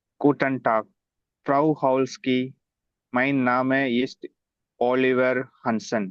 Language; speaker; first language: German; non-native, learner; Tamil